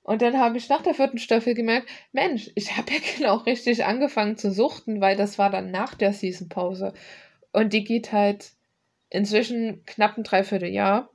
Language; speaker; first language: German; native; German